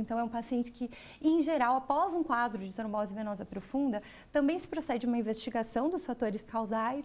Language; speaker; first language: Portuguese; native; Portuguese